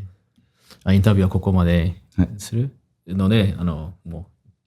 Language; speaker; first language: Japanese; non-native, fluent; Korean